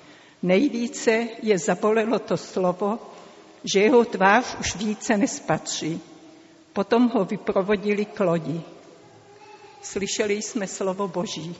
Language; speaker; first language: Czech; native; Czech